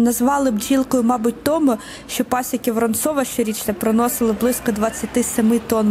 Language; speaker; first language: Ukrainian; native; Ukrainian